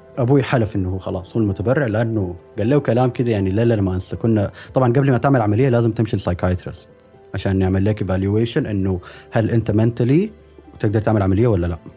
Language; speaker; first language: Arabic; native; Arabic